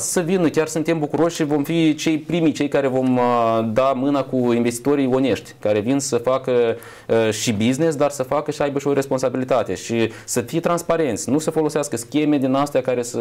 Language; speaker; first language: Romanian; native; Romanian